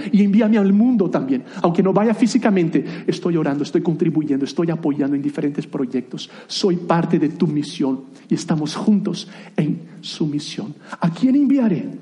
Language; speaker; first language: Spanish; non-native, fluent; Portuguese